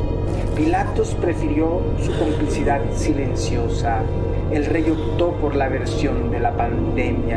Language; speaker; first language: Spanish; native; Spanish